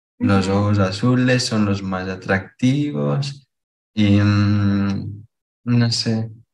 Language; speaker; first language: Spanish; non-native, fluent; Portuguese